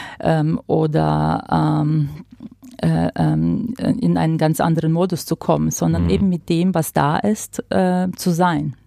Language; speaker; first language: German; non-native, fluent; Croatian